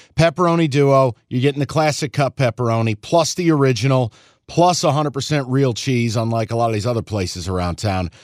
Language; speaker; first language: English; native; English